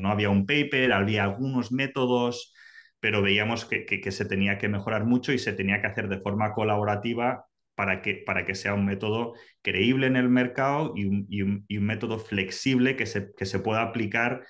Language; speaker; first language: Spanish; native; Spanish